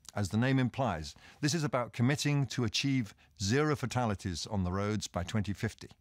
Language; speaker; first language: English; native; English